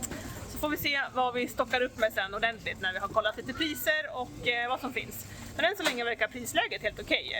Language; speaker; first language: Swedish; native; Swedish